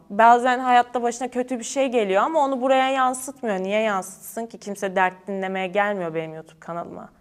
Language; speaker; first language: Turkish; native; Turkish